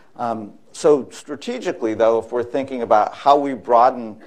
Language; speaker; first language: English; native; English